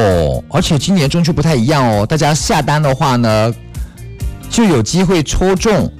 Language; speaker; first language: Chinese; native; Chinese